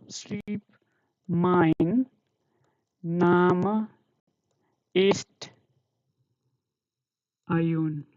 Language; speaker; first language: German; non-native, fluent; Hindi